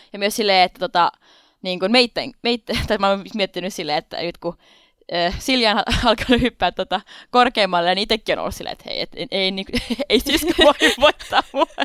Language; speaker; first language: Finnish; non-native, local second language; Swedish